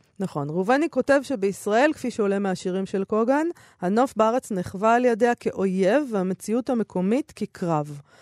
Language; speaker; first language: Hebrew; native; Hebrew